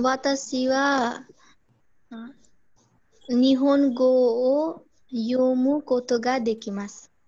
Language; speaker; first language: Japanese; non-native, learner; Nepali